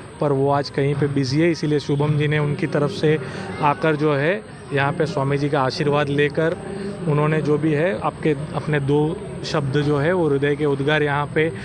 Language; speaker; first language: Hindi; non-native, local second language; Gujarati